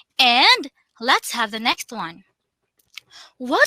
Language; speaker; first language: English; non-native, local second language; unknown